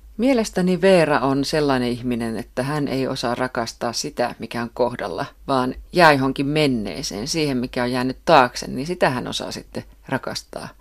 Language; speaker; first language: Finnish; native; Finnish